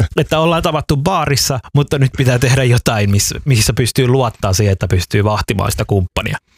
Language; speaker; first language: Finnish; early bilingual, other home language; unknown